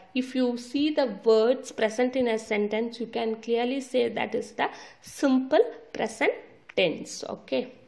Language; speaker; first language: English; non-native, local second language; Tamil